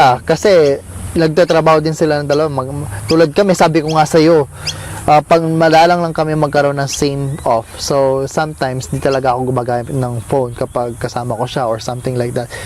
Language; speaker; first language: Filipino; non-native, local second language; Pampanga